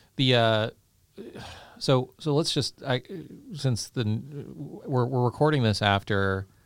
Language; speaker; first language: English; native; English